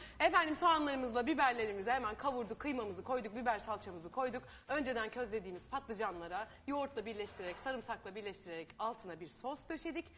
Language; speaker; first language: Turkish; native; Turkish